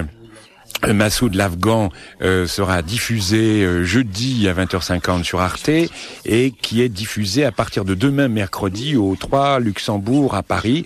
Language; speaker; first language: French; native; French